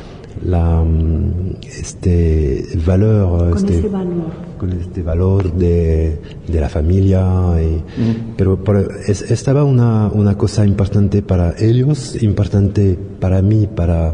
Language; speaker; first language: Spanish; non-native, learner; French